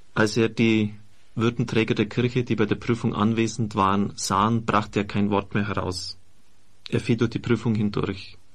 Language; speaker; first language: German; native; German